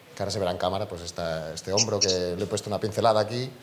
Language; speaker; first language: Spanish; native; Spanish